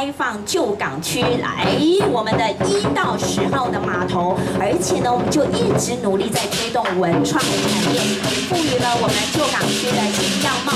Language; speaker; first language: Chinese; native; Chinese